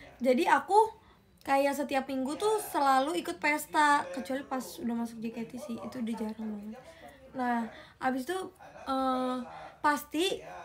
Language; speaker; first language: Indonesian; native; Indonesian